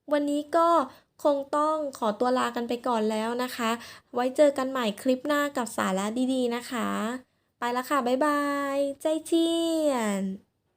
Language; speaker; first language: Thai; native; Thai